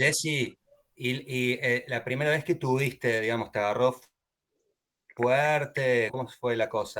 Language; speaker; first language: Spanish; native; Spanish